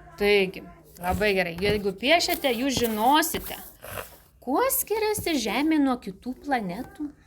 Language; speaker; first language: Lithuanian; native; Lithuanian